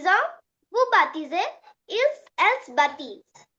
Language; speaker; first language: French; non-native, learner; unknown